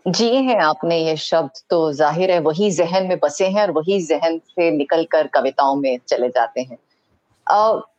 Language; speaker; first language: Hindi; native; Hindi